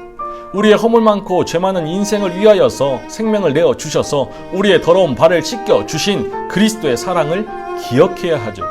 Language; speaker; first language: Korean; native; Korean